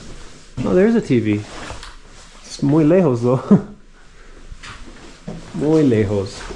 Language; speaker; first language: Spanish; non-native, learner; French